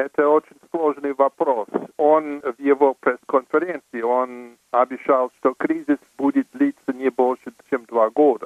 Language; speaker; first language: Russian; non-native, fluent; English